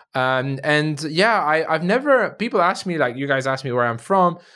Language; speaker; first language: English; non-native, fluent; Turkish